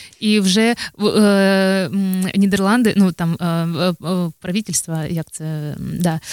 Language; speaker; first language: Ukrainian; native; Ukrainian